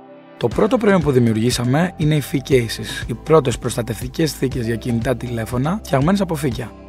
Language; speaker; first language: Greek; native; Greek